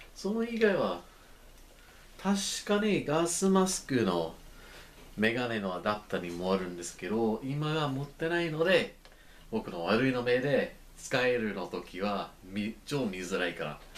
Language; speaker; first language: Japanese; non-native, learner; English